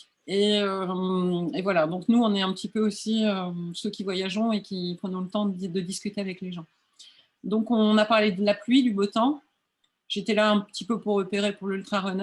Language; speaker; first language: French; native; French